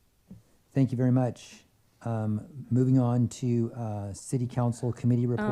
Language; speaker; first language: English; native; English